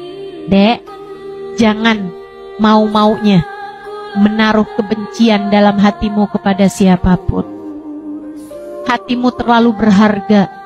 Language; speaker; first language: Indonesian; native; Indonesian